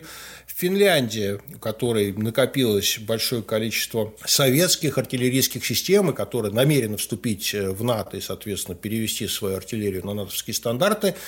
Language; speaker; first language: Russian; native; Russian